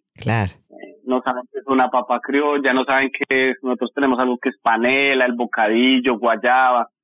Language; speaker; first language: Spanish; native; Spanish